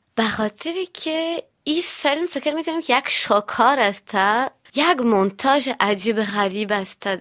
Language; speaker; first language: Persian; early bilingual, heritage; Persian